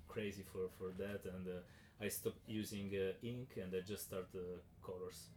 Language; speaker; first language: English; non-native, learner; Italian